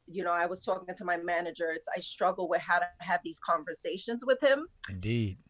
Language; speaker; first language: English; native; English